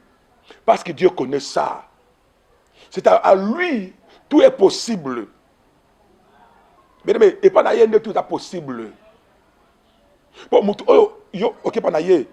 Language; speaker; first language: French; non-native, local second language; Lingala